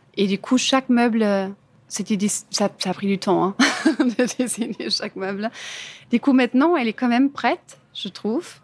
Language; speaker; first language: French; non-native, fluent; German